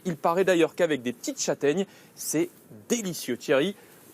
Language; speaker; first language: French; native; French